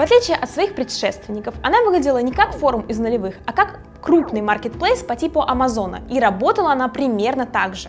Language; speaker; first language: Russian; native; Russian